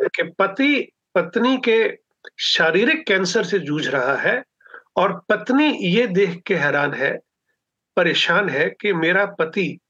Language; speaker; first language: Hindi; non-native, local second language; Punjabi